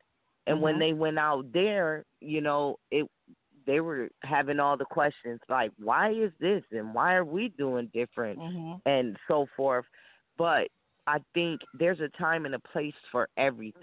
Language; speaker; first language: English; native; English